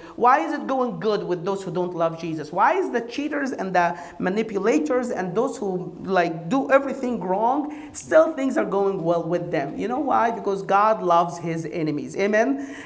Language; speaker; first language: English; non-native, fluent; Arabic